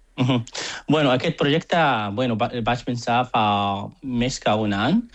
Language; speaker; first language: Catalan; non-native, fluent; Arabic